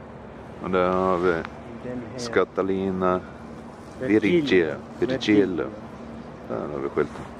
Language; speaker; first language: Swedish; native; Swedish